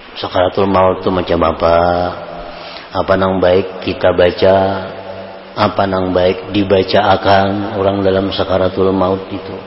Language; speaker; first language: Indonesian; non-native, local second language; Banjar